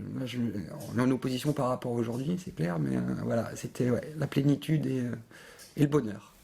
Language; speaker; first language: French; native; French